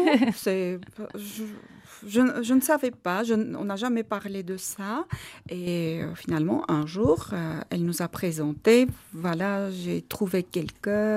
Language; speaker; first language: French; non-native, learner; Armenian